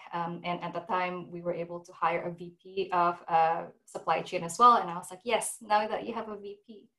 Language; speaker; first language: English; non-native, fluent; Indonesian